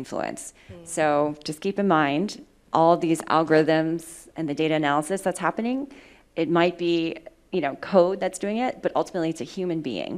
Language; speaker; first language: English; early bilingual, other home language; Vietnamese